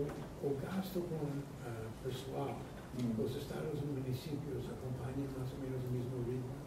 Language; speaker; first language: Portuguese; non-native, fluent; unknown